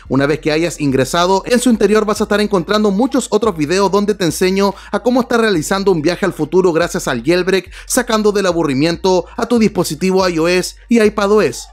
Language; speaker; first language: Spanish; native; Spanish